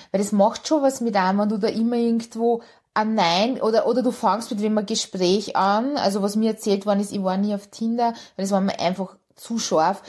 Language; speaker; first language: German; early bilingual, other home language; Hungarian